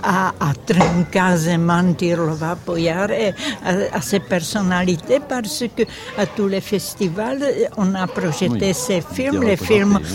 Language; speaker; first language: French; non-native, fluent; Czech